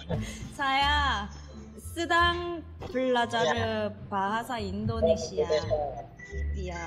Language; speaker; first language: Indonesian; non-native, fluent; Korean